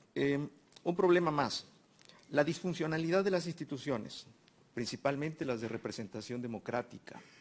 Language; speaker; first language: Spanish; native; Spanish